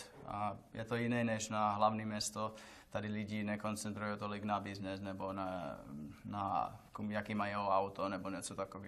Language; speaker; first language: Czech; non-native, learner; Finnish